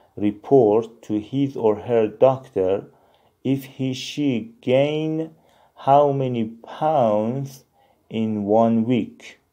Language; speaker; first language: English; non-native, fluent; Persian